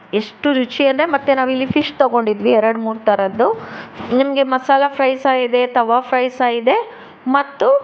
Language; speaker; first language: Kannada; non-native, local second language; Tulu